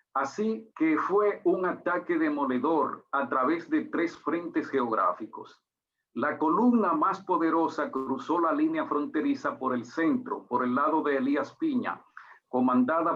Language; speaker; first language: Spanish; native; Spanish